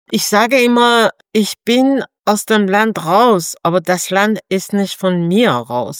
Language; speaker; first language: German; non-native, fluent; Persian